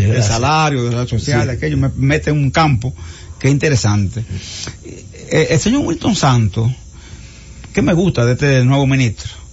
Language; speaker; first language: Spanish; native; Spanish